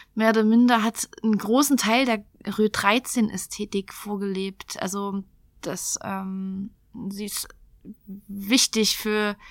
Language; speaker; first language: German; native; German